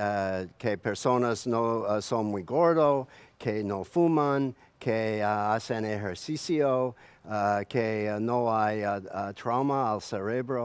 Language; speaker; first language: Spanish; non-native, learner; English